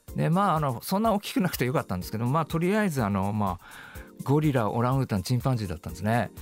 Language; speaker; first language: Japanese; native; Japanese